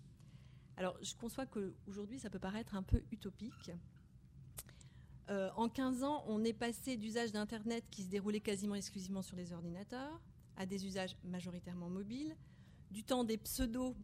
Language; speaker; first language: French; native; French